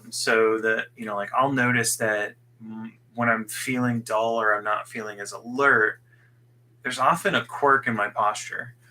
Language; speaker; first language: English; native; English